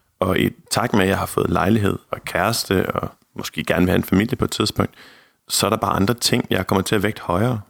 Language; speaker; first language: Danish; native; Danish